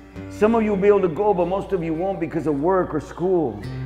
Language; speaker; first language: English; early bilingual, other home language; Spanish